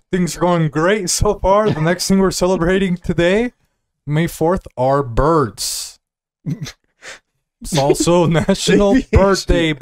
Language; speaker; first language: English; native; English